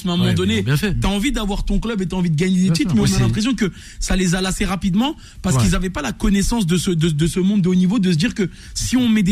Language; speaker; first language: French; native; French